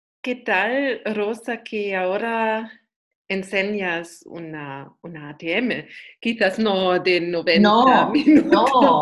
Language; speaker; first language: Spanish; non-native, learner; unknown